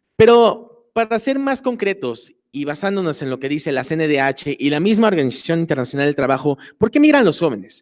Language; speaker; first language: Spanish; native; Spanish